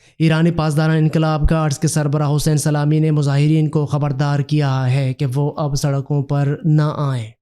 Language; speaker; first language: Urdu; non-native, local second language; Baluchi